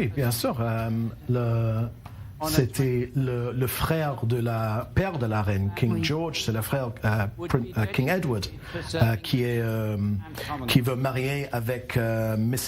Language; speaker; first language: French; non-native, learner; English